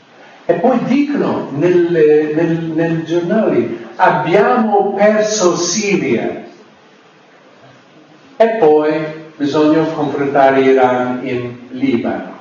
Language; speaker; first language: Italian; non-native, fluent; English